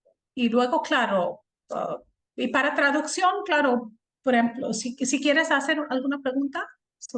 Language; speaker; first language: Spanish; non-native, fluent; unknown